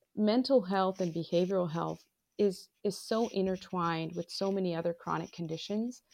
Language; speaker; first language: English; non-native, local second language; Bangla